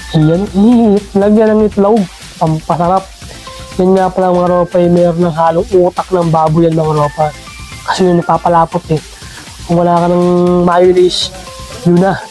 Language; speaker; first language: Filipino; native; Filipino